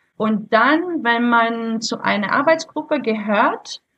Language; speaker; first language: German; non-native, fluent; French